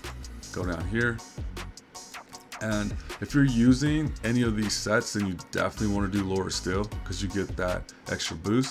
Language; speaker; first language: English; native; English